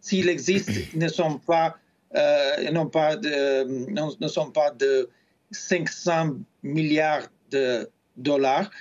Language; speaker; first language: French; non-native, fluent; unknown